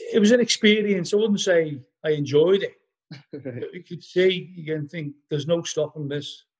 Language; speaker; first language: English; native; English